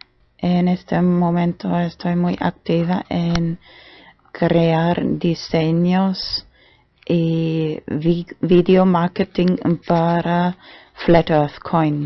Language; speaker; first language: Spanish; non-native, fluent; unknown